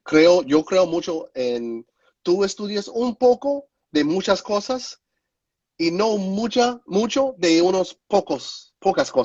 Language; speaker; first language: Spanish; non-native, fluent; English